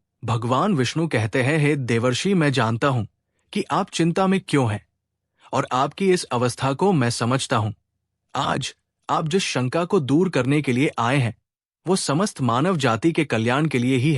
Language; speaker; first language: Hindi; native; Hindi